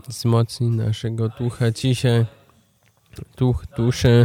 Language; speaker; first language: Polish; non-native, learner; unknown